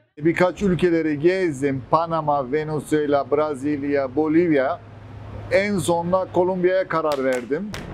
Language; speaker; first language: Turkish; early bilingual, heritage; Turkish